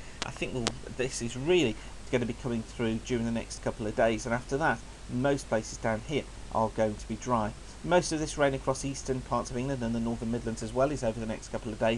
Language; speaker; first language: English; native; English